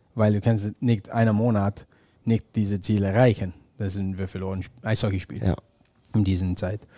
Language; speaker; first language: German; non-native, fluent; English